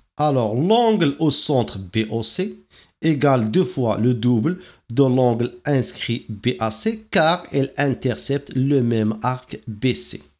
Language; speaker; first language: French; non-native, local second language; Arabic